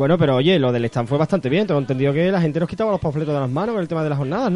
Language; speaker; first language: Spanish; native; Spanish